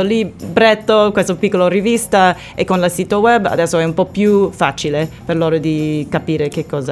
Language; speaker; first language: Italian; non-native, learner; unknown